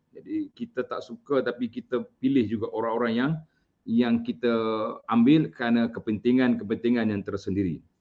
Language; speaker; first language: Malay; native; Malay